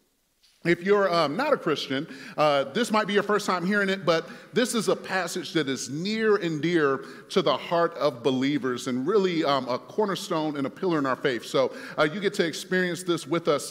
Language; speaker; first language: English; native; English